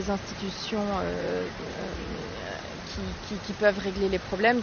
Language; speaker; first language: French; native; French